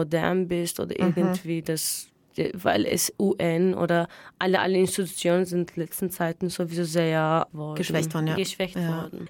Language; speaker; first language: German; non-native, fluent; Turkish